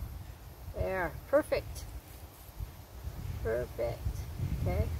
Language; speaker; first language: English; native; English